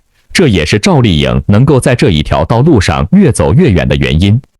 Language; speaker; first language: Chinese; native; Chinese